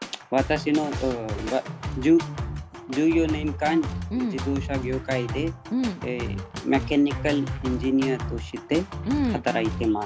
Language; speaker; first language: Japanese; non-native, learner; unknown